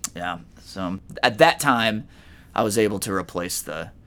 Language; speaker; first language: English; native; English